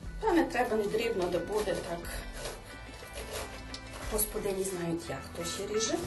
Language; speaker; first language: Ukrainian; early bilingual, heritage; Ukrainian